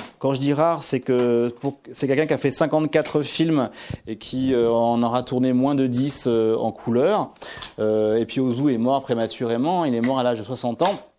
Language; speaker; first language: French; native; French